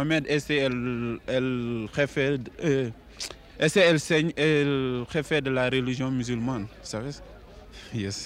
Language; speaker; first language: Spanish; non-native, learner; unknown